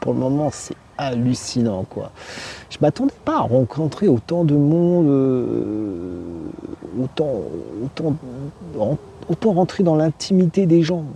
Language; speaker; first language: French; native; French